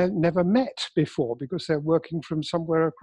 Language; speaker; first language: English; native; English